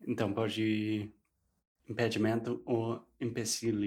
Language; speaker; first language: Portuguese; non-native, fluent; English